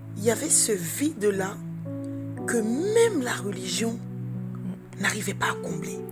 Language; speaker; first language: French; early bilingual, other home language; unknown